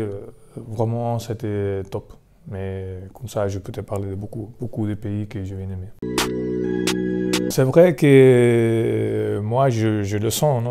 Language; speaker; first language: French; non-native, fluent; Spanish